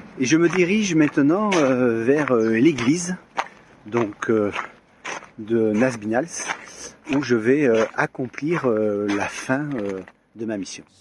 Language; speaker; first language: French; native; French